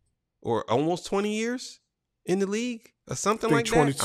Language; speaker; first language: English; native; English